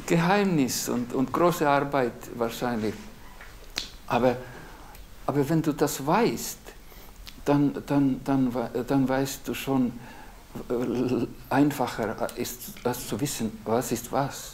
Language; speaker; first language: German; non-native, fluent; Estonian